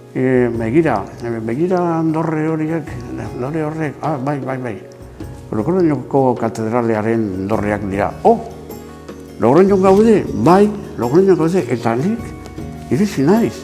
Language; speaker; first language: Basque; non-native, local second language; Spanish